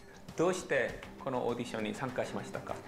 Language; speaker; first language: Japanese; non-native, learner; Korean